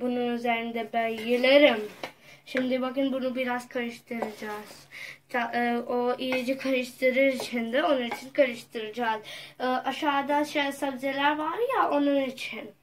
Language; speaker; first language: Turkish; non-native, learner; Urdu